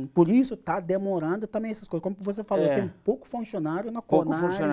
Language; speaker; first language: Portuguese; non-native, learner; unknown